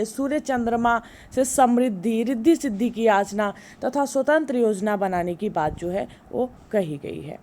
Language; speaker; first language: Hindi; native; Hindi